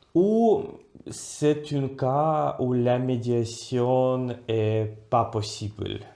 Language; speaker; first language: French; non-native, fluent; Russian